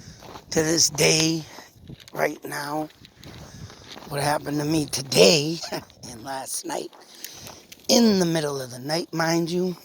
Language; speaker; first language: English; native; English